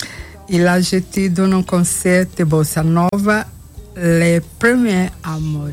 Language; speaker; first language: French; non-native, learner; Portuguese